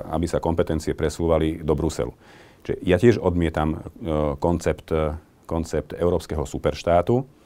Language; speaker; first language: Slovak; non-native, local second language; Hungarian